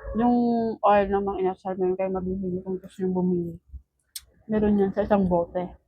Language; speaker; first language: Filipino; non-native, local second language; Cebuano